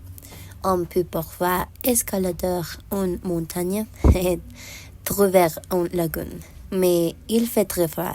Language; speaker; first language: French; non-native, learner; Spanish